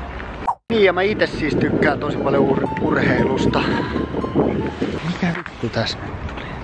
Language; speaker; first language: Finnish; native; Finnish